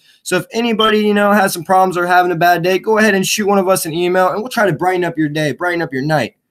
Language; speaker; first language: English; native; English